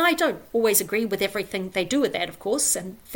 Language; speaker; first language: English; native; English